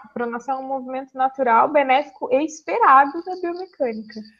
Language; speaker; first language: Portuguese; native; Portuguese